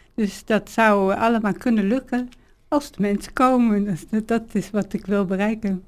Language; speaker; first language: Dutch; native; Dutch